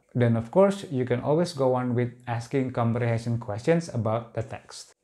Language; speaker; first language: English; non-native, fluent; Indonesian